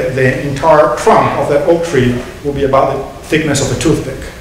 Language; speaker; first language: English; non-native, fluent; Italian